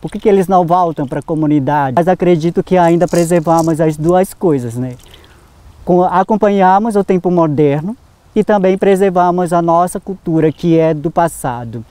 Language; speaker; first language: Portuguese; non-native, local second language; Ticuna